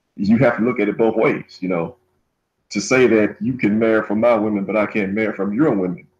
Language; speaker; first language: English; native; English